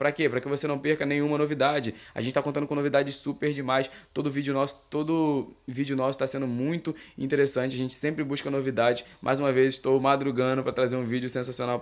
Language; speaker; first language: Portuguese; native; Portuguese